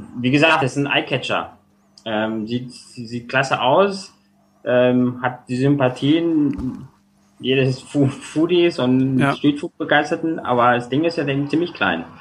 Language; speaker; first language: German; non-native, fluent; Spanish